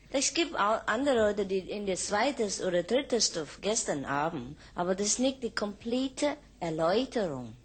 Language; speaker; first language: German; non-native, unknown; Vietnamese